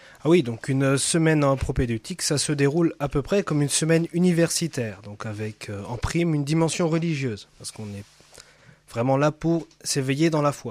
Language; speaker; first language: French; native; French